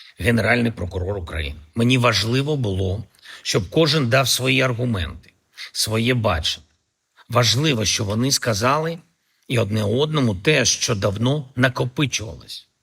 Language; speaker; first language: Ukrainian; native; Ukrainian